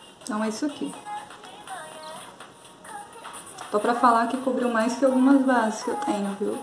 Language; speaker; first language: Portuguese; native; Portuguese